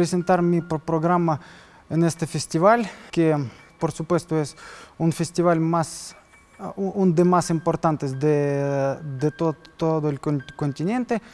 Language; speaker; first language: Spanish; non-native, learner; Russian